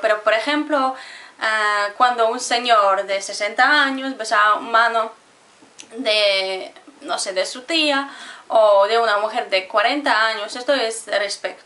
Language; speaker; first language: Spanish; non-native, fluent; Polish